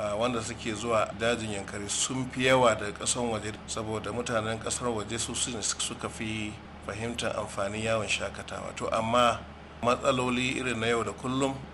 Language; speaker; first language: Hausa; native; Hausa